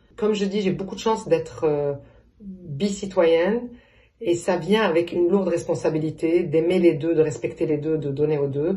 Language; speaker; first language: French; non-native, local second language; Arabic